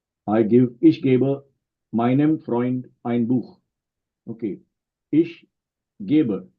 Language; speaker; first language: German; non-native, fluent; Marathi